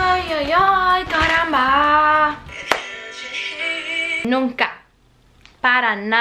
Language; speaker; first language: Spanish; non-native, learner; English